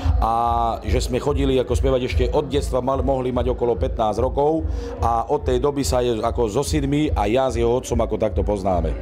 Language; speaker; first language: Slovak; non-native, local second language; Romany